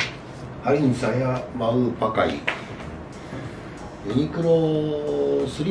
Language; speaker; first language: Indonesian; non-native, learner; Japanese